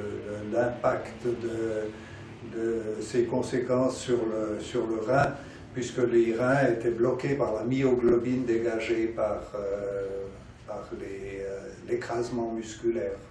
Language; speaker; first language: French; native; French